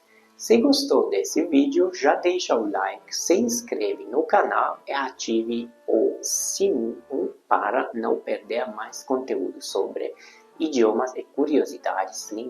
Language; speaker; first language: Portuguese; non-native, fluent; Hungarian